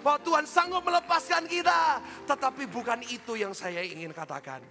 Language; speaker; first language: Indonesian; native; Indonesian